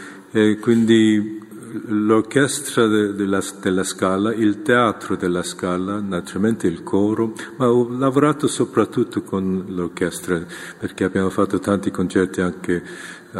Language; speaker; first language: Italian; non-native, fluent; Korean